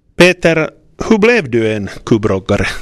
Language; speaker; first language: Swedish; non-native, local second language; Finnish